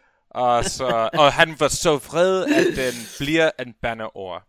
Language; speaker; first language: Danish; non-native, learner; English